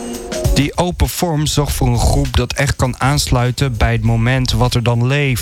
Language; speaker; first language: Dutch; native; Dutch